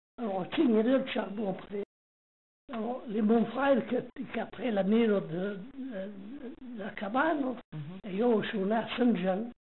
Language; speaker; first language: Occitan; native; Occitan